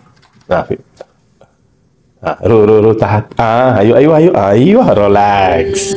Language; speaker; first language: Arabic; non-native, learner; Tamil